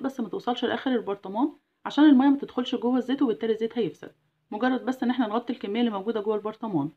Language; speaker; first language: Arabic; native; Arabic